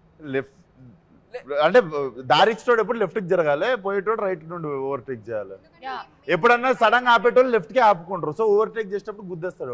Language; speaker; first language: Telugu; native; Telugu